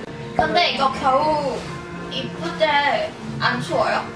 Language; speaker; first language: Korean; non-native, fluent; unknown